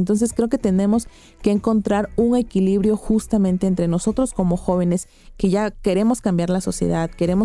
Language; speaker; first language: Spanish; native; Spanish